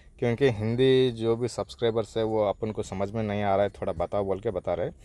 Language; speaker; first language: Hindi; non-native, local second language; Urdu